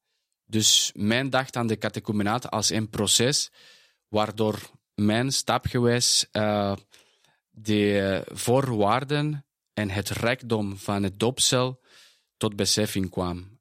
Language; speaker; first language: Dutch; non-native, fluent; Spanish